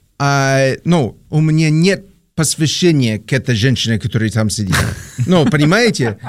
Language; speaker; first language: Russian; non-native, fluent; English